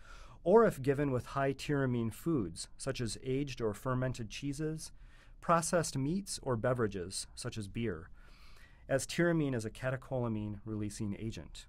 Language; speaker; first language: English; native; English